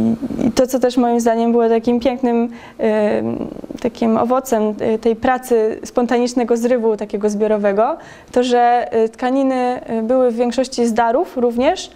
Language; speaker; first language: Polish; native; Polish